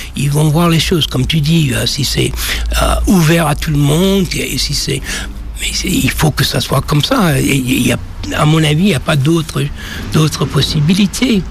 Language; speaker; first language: French; non-native, fluent; English